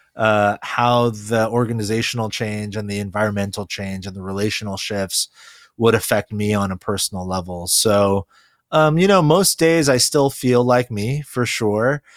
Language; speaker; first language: English; early bilingual, other home language; Korean